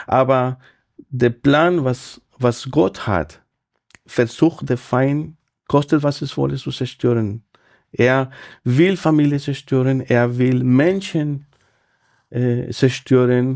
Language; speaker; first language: German; non-native, fluent; Spanish